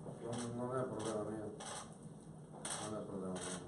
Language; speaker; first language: Italian; non-native, fluent; Portuguese